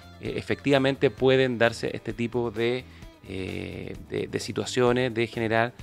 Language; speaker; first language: Spanish; native; Spanish